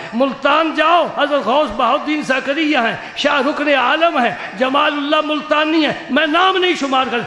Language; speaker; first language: Urdu; non-native, local second language; Punjabi